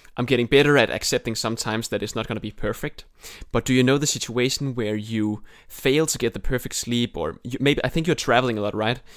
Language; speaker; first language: English; non-native, fluent; Danish